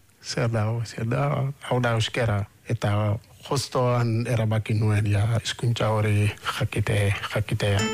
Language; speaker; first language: Basque; non-native, fluent; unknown